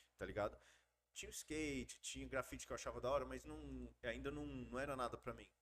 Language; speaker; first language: Portuguese; early bilingual, heritage; Portuguese